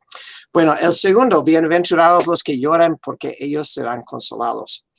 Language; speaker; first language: Spanish; non-native, fluent; English